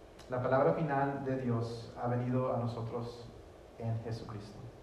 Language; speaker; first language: Spanish; early bilingual, heritage; Spanish